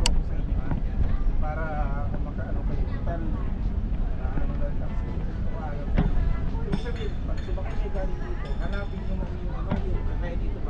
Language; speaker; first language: Filipino; non-native, local second language; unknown